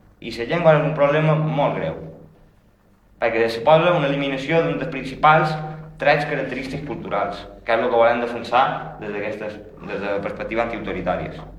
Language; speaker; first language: Catalan; native; Catalan